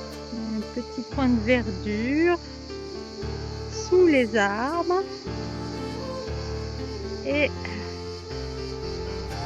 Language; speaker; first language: French; native; French